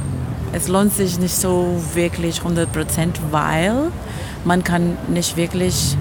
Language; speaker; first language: German; non-native, fluent; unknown